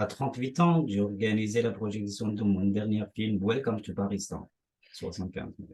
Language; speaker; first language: French; non-native, fluent; Persian